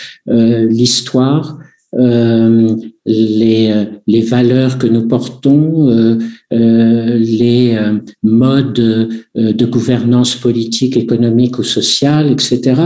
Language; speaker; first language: French; native; French